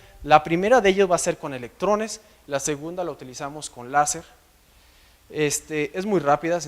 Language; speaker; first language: Spanish; native; Spanish